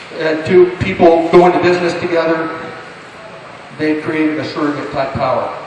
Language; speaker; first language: English; native; English